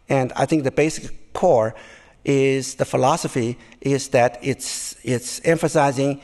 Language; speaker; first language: English; non-native, fluent; Chinese